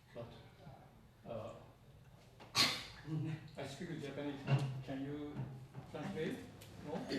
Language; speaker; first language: English; non-native, learner; Japanese